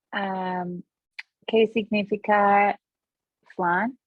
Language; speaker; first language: Spanish; non-native, learner; English